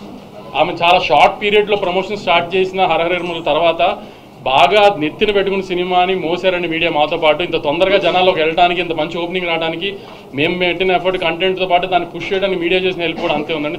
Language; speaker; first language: Telugu; native; Telugu